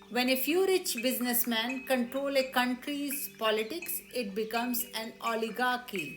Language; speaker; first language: English; non-native, local second language; Hindi